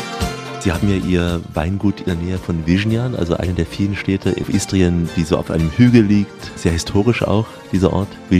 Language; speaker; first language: German; native; German